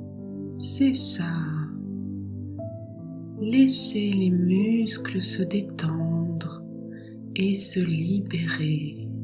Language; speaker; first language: French; native; French